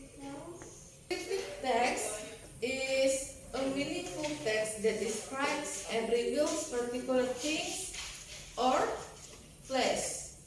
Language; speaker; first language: English; non-native, learner; Indonesian